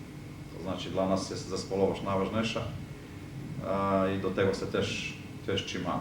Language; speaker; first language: Polish; non-native, fluent; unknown